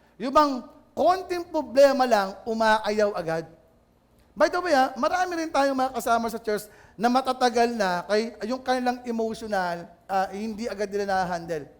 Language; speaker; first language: Filipino; native; Filipino